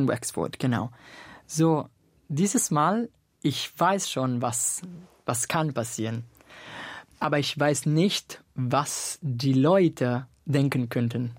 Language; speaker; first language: German; non-native, learner; Italian